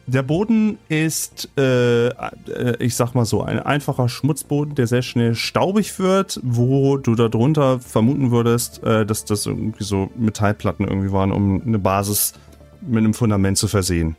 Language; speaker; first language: German; native; German